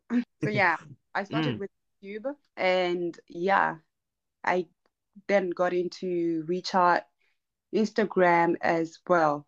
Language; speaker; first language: English; non-native, local second language; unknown